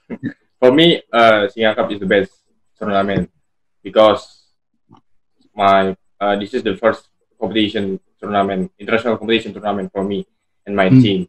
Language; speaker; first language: English; non-native, learner; Indonesian